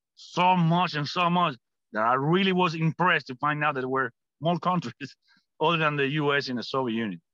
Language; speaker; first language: English; non-native, fluent; Spanish